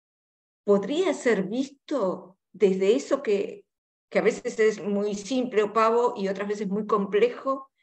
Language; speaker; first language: Spanish; native; Spanish